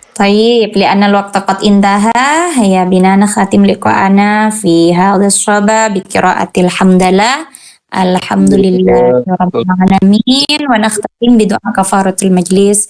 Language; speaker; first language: Arabic; non-native, fluent; Indonesian